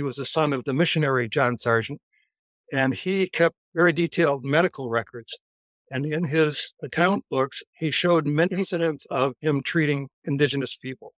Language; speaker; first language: English; native; English